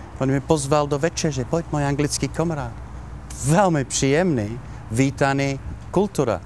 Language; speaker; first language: Czech; non-native, learner; Italian